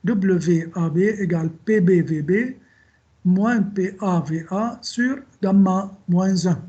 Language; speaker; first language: French; non-native, local second language; Arabic